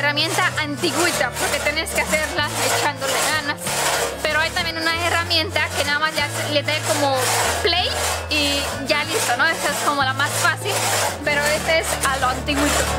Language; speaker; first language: Spanish; non-native, fluent; Romanian